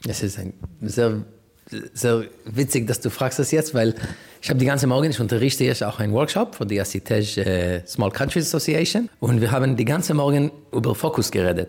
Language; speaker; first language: German; non-native, fluent; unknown